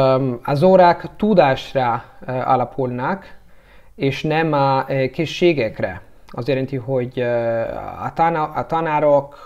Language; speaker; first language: Hungarian; non-native, learner; Italian